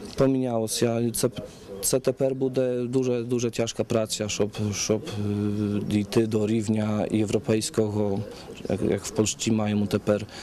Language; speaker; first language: Ukrainian; early bilingual, heritage; Ukrainian